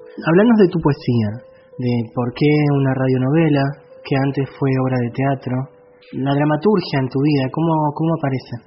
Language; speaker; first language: Spanish; native; Spanish